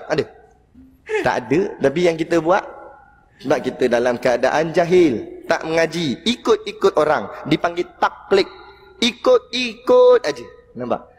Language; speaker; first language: Malay; native; Malay